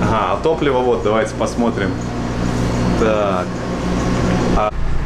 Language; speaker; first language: Russian; native; Russian